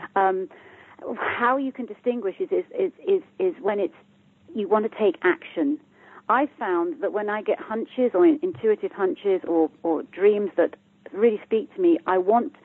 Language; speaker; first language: English; native; English